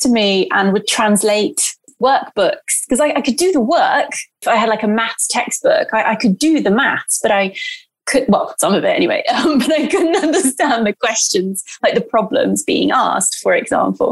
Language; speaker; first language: English; early bilingual, other home language; Portuguese